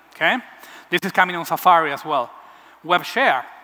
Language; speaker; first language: English; non-native, fluent; Spanish